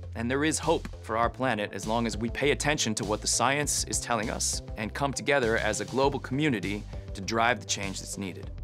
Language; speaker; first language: English; native; English